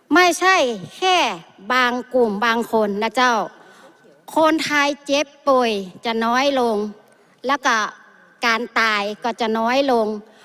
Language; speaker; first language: Thai; native; Thai